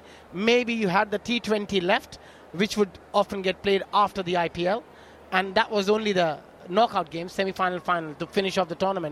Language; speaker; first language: English; non-native, local second language; Bangla